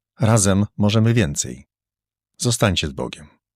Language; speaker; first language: Polish; native; Polish